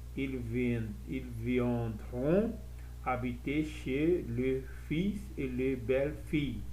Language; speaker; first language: French; non-native, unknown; Portuguese